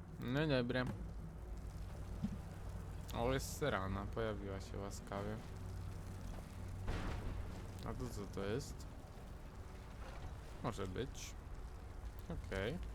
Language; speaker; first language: Polish; native; Polish